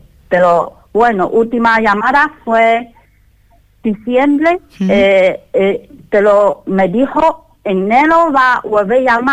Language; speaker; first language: Spanish; non-native, learner; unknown